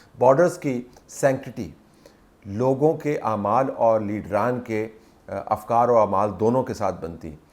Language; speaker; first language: Urdu; non-native, local second language; Punjabi